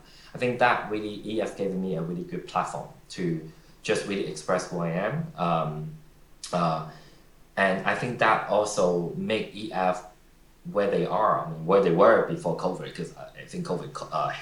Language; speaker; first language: English; non-native, local second language; Cantonese